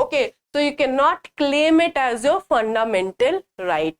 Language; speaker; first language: English; non-native, local second language; Hindi